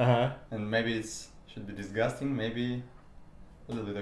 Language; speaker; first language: English; non-native, learner; Russian